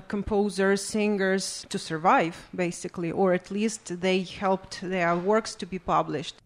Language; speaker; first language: English; non-native, fluent; Ukrainian